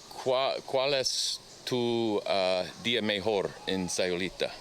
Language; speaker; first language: Spanish; non-native, learner; English